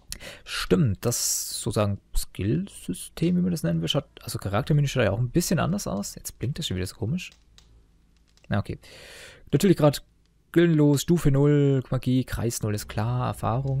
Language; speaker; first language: German; native; German